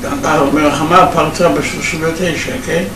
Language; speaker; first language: Hebrew; non-native, fluent; Yiddish